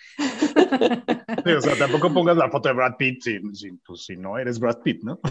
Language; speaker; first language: Spanish; native; Spanish